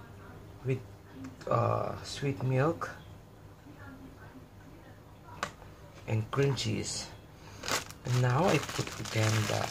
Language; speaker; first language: English; non-native, local second language; Filipino